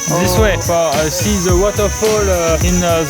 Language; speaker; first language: English; non-native, learner; French